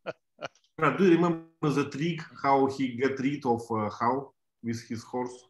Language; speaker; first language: English; non-native, fluent; Russian